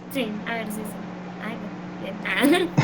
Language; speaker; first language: Spanish; native; Spanish